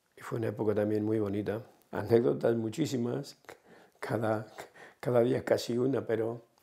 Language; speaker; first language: Spanish; native; Spanish